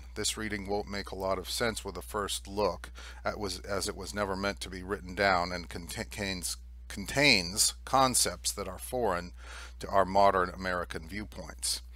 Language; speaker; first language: English; native; English